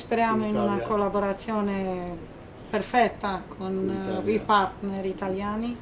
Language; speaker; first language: Italian; non-native, learner; Romanian